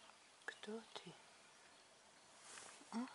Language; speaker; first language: Russian; non-native, learner; German